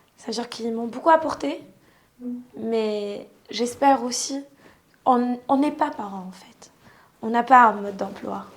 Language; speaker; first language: French; non-native, local second language; Arabic